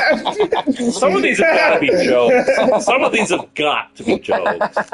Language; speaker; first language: English; native; English